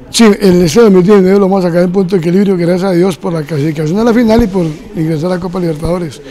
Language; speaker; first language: Spanish; native; Spanish